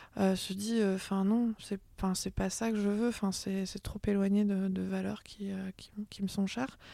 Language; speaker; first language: French; native; French